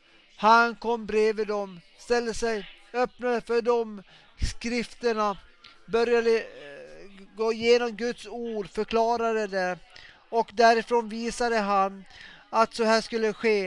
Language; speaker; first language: Swedish; non-native, local second language; Finnish